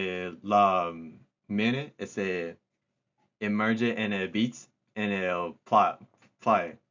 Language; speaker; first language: Spanish; non-native, learner; English